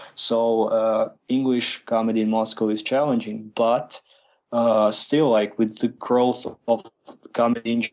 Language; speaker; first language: English; non-native, fluent; Croatian